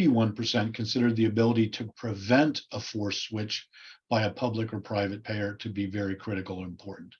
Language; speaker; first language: English; native; English